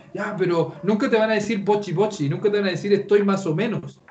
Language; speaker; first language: Spanish; native; Spanish